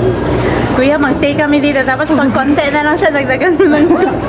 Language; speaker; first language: Filipino; non-native, local second language; Cebuano